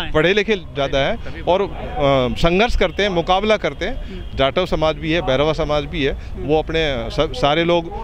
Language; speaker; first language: Hindi; native; Hindi